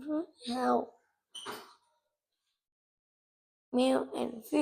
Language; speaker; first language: English; non-native, learner; Vietnamese